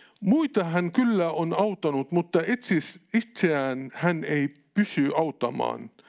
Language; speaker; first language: Finnish; non-native, learner; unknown